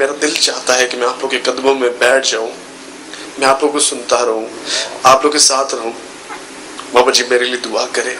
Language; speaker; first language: Urdu; native; Urdu